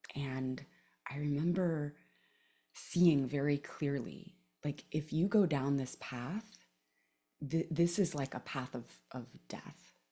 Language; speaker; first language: English; native; English